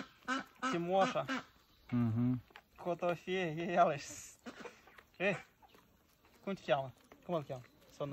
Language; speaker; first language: Romanian; native; Romanian